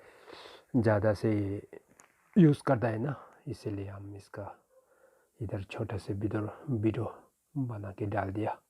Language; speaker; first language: Hindi; non-native, fluent; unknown